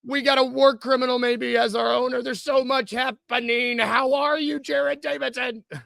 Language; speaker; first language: English; native; English